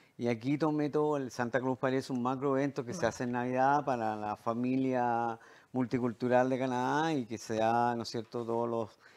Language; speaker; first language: Spanish; native; Spanish